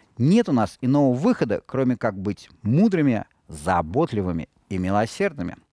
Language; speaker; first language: Russian; native; Russian